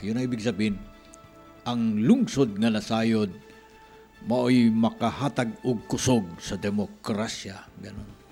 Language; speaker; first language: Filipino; non-native, local second language; Cebuano